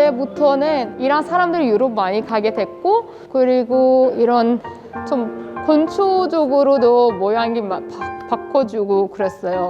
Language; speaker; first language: Korean; non-native, fluent; Persian